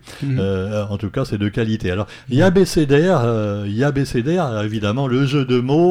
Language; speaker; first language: French; native; French